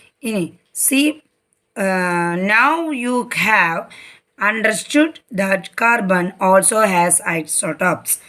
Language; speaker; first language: English; non-native, local second language; Malayalam